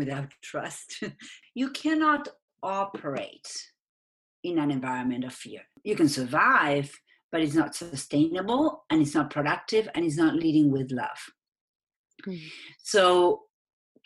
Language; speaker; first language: English; non-native, fluent; Spanish